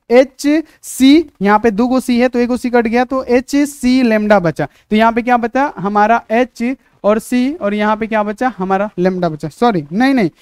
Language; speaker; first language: Hindi; native; Hindi